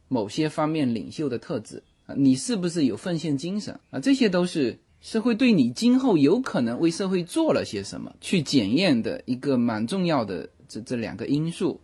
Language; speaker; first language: Chinese; native; Chinese